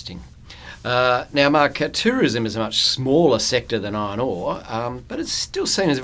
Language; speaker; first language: English; native; English